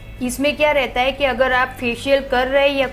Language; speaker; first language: Hindi; native; Hindi